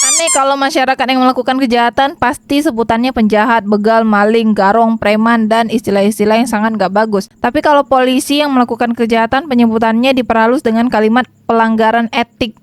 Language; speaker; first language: Indonesian; native; Indonesian